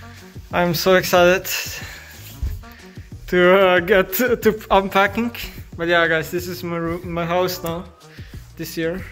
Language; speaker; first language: English; non-native, fluent; Slovenian